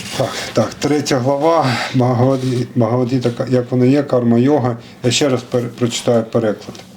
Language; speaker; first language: Ukrainian; non-native, local second language; Russian